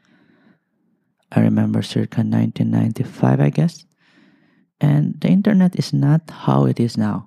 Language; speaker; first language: English; non-native, local second language; Bikol